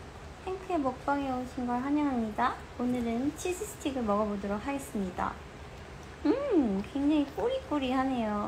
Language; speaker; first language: Korean; early bilingual, heritage; Korean